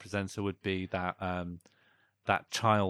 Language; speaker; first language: English; native; English